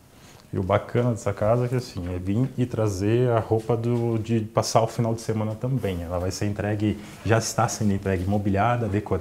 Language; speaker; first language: Portuguese; native; Portuguese